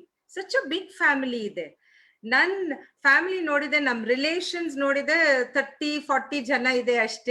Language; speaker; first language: Kannada; non-native, learner; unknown